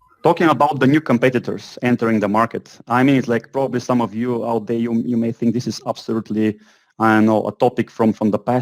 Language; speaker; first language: English; non-native, fluent; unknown